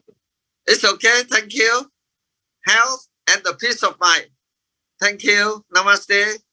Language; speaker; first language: English; non-native, fluent; Vietnamese